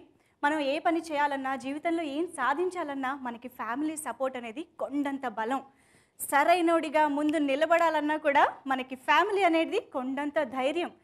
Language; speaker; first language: Telugu; native; Telugu